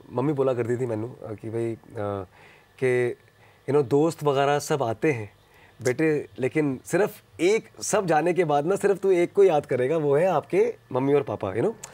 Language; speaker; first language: Hindi; non-native, local second language; Punjabi